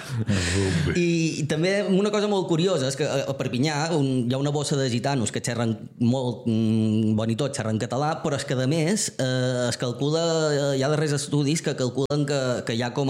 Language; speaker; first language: Catalan; native; Catalan